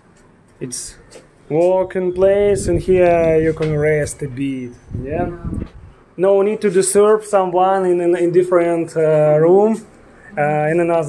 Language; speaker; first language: English; non-native, learner; Russian